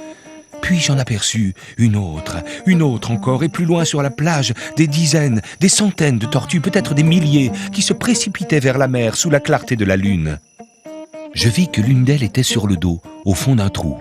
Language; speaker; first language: French; native; French